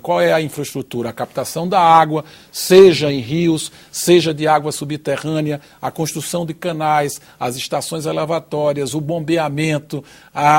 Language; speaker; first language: Portuguese; native; Portuguese